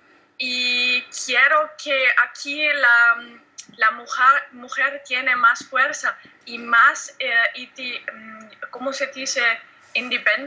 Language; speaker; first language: Spanish; non-native, learner; German